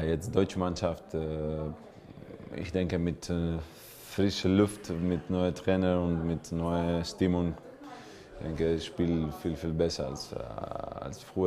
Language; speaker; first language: German; non-native, learner; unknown